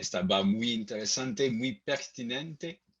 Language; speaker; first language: Spanish; non-native, learner; French